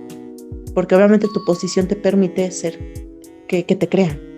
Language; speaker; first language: Spanish; native; Spanish